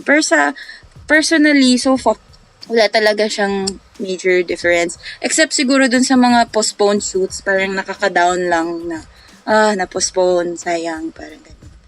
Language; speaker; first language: Filipino; non-native, local second language; Cebuano